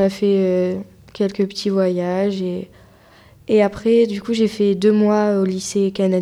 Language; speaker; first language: French; native; French